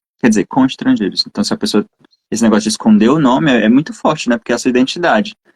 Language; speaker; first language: Portuguese; native; Portuguese